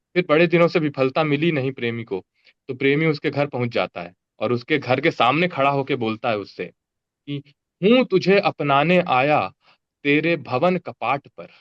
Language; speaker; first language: Hindi; native; Hindi